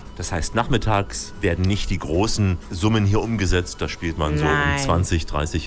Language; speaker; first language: German; native; German